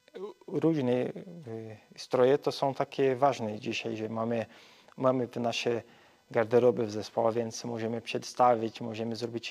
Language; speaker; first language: Polish; early bilingual, heritage; Portuguese